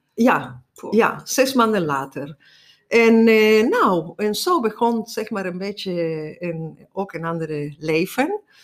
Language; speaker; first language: Dutch; non-native, fluent; Spanish